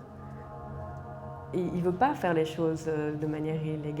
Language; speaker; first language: French; native; French